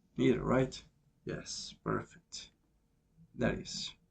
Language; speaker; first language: English; non-native, fluent; Spanish